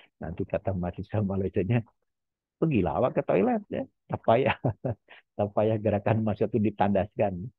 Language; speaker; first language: Indonesian; non-native, local second language; Javanese